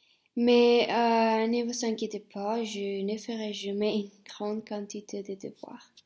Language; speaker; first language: French; non-native, fluent; Spanish